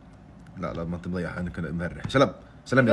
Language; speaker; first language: Arabic; native; Arabic